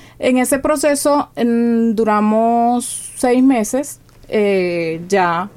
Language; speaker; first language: Spanish; native; Spanish